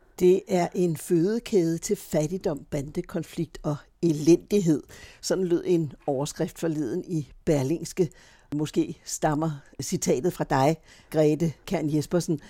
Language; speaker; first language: Danish; native; Danish